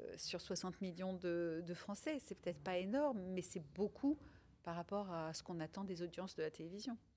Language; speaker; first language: French; early bilingual, other home language; Italian